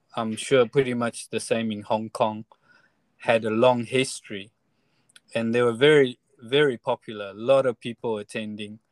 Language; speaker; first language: English; non-native, fluent; Chinese